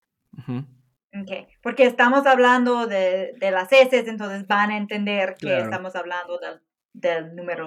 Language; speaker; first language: Spanish; non-native, fluent; English